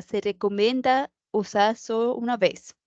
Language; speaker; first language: Portuguese; non-native, fluent; Spanish